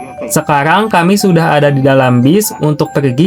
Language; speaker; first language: Indonesian; native; Indonesian